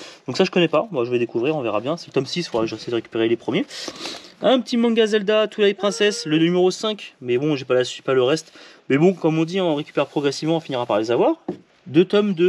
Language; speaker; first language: French; native; French